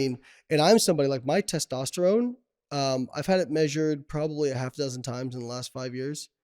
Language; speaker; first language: English; native; English